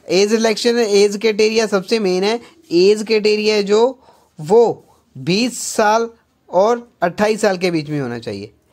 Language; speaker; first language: Hindi; non-native, local second language; Punjabi